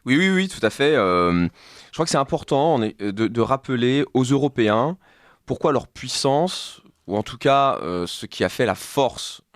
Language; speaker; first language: French; native; French